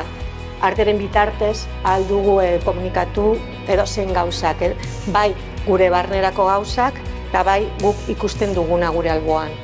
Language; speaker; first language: Basque; non-native, local second language; Spanish